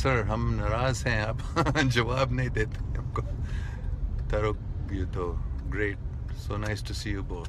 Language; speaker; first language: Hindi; non-native, local second language; English